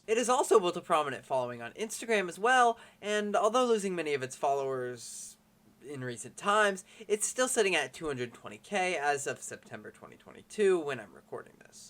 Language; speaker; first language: English; native; English